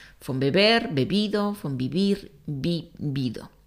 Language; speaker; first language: German; non-native, fluent; Spanish